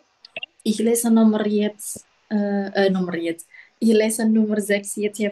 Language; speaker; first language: German; non-native, learner; Indonesian